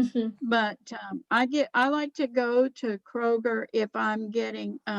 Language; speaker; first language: English; native; English